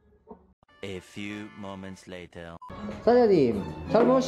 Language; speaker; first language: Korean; non-native, fluent; Spanish